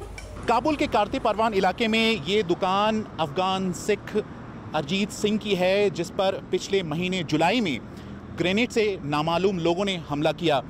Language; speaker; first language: Hindi; native; Hindi